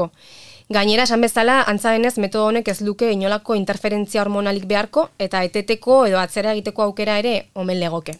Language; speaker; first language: Basque; native; Basque